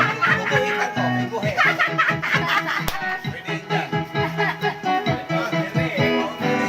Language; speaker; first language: Filipino; native; Filipino